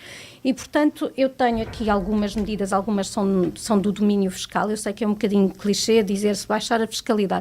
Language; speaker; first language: Portuguese; native; Portuguese